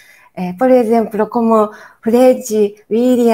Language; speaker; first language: Portuguese; non-native, fluent; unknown